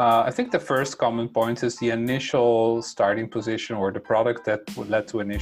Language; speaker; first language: English; non-native, fluent; Dutch